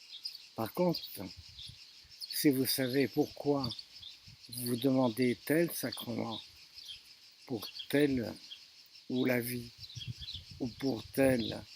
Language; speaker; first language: French; native; French